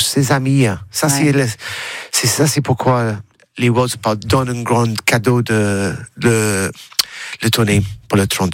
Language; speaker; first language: French; non-native, learner; English